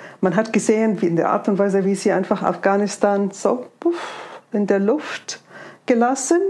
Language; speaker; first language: German; non-native, fluent; Arabic